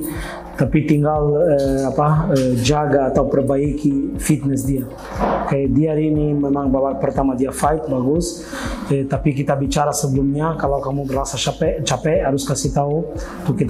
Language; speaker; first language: Indonesian; non-native, fluent; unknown